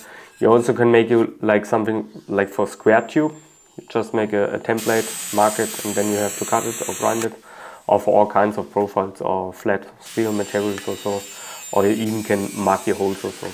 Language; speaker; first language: English; non-native, fluent; German